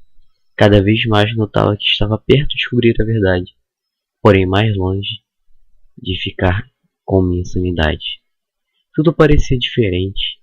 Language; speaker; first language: Portuguese; native; Portuguese